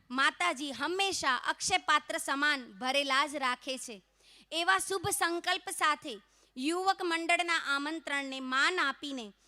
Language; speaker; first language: Gujarati; non-native, local second language; Kachhi